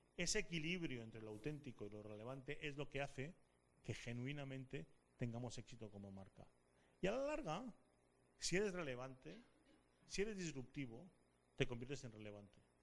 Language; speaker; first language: Spanish; native; Spanish